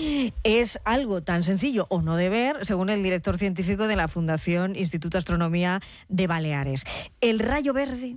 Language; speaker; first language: Spanish; native; Spanish